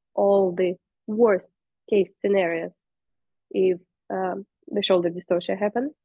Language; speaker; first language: English; non-native, fluent; Russian